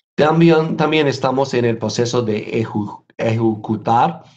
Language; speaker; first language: Spanish; non-native, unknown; English